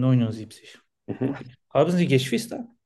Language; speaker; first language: German; non-native, learner; Turkish